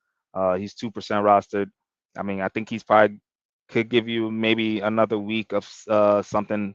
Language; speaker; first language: English; native; English